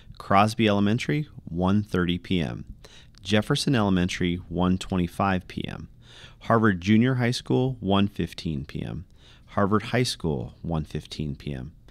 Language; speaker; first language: English; native; English